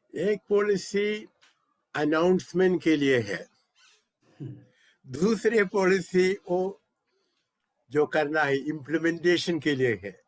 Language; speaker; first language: Hindi; non-native, local second language; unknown